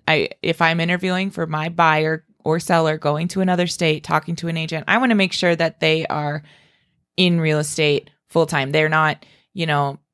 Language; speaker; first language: English; native; English